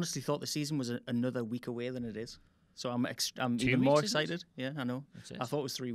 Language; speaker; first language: English; native; English